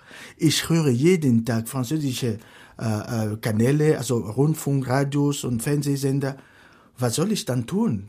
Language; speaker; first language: German; non-native, fluent; Fon